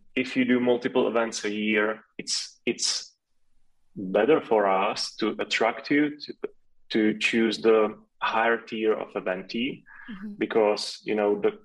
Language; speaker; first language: English; non-native, fluent; Czech